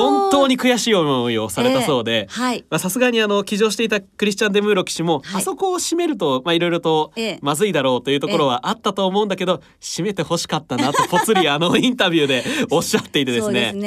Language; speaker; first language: Japanese; native; Japanese